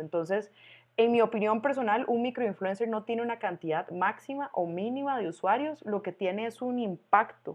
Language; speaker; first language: Spanish; native; Spanish